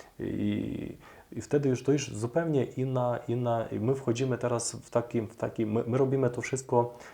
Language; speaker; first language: Polish; non-native, fluent; Ukrainian